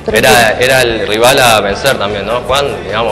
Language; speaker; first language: Spanish; native; Spanish